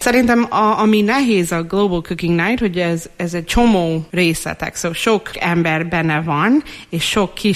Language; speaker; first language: Hungarian; non-native, fluent; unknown